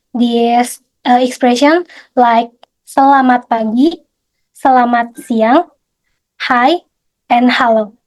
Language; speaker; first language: English; non-native, fluent; Indonesian